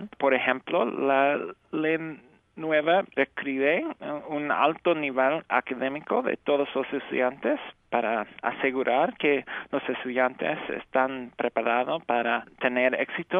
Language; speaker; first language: Spanish; early bilingual, heritage; English